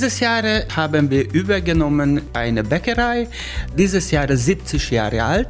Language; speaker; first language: German; non-native, learner; Hungarian